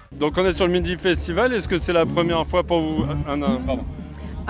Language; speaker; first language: French; native; French